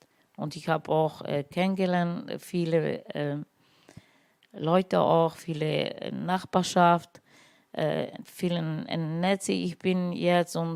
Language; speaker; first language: German; non-native, learner; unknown